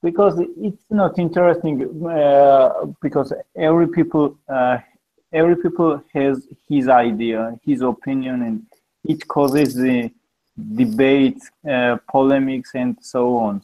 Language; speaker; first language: English; non-native, learner; Georgian